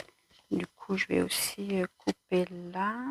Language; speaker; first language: French; native; French